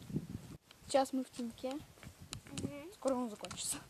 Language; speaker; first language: Russian; native; Russian